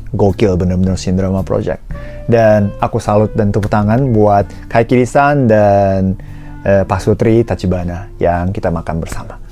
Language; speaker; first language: Indonesian; non-native, fluent; Japanese